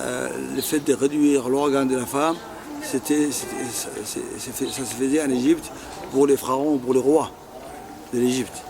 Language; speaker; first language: French; non-native, local second language; Afar